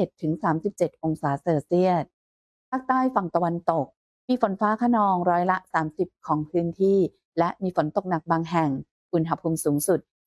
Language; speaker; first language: Thai; native; Thai